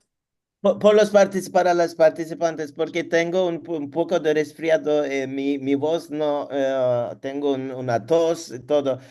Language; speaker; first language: Spanish; non-native, learner; Turkish